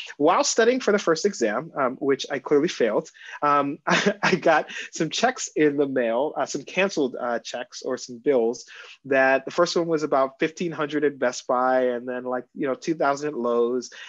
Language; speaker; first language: English; native; English